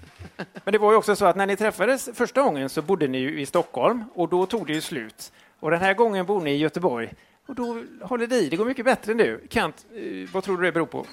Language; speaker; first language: Swedish; native; Swedish